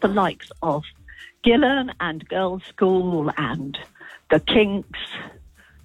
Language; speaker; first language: English; native; English